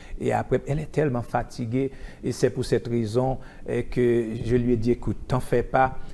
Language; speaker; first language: French; non-native, local second language; Haitian Creole